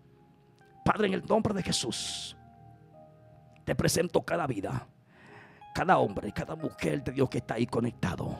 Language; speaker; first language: Spanish; native; Spanish